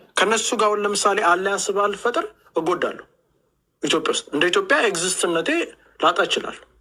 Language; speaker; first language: Amharic; native; Amharic